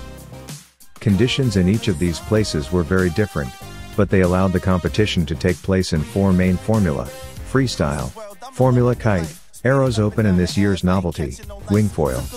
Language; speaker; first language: English; non-native, fluent; Polish